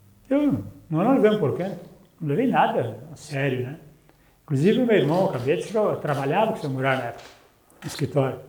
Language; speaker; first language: Portuguese; native; Portuguese